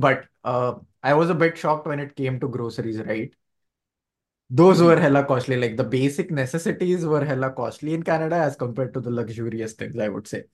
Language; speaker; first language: English; non-native, local second language; Marathi